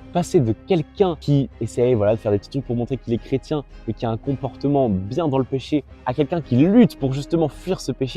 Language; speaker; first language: French; native; French